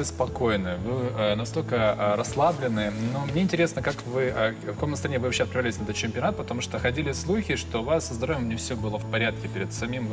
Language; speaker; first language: Russian; non-native, learner; Romanian